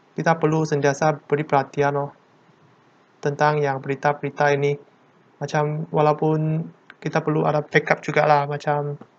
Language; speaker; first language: Malay; non-native, local second language; Chinese